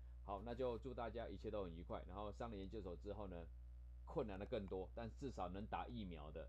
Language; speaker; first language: Chinese; native; Chinese